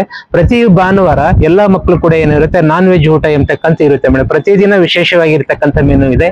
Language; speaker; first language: Kannada; native; Kannada